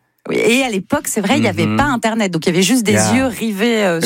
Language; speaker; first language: French; native; French